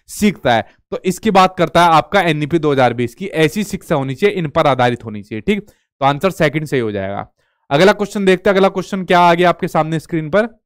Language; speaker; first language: Hindi; native; Hindi